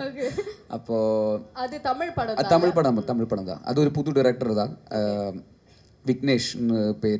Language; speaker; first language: Tamil; non-native, learner; Malayalam